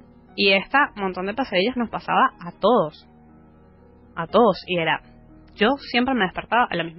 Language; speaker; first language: Spanish; native; Spanish